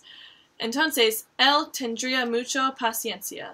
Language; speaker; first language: Spanish; non-native, learner; English